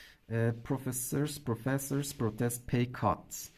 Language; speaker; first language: English; non-native, fluent; Turkish